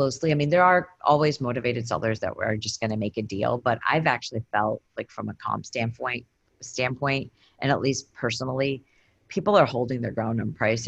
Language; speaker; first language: English; native; English